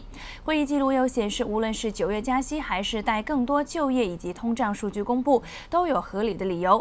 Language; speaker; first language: Chinese; non-native, local second language; Cantonese